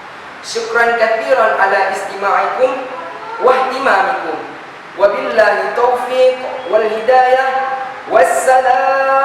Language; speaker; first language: Arabic; non-native, learner; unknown